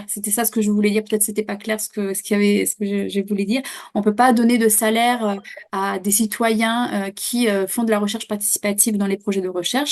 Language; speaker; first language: French; native; French